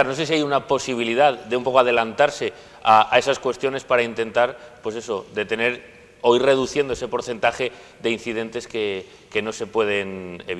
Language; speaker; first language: Spanish; native; Spanish